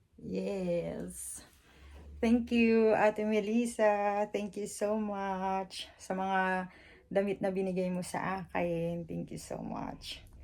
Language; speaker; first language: Filipino; non-native, local second language; Iloko